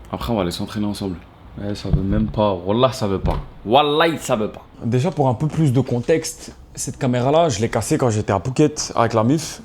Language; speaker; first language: French; native; French